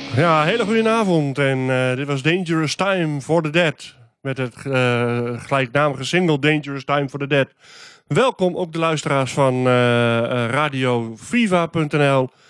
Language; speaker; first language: Dutch; native; Dutch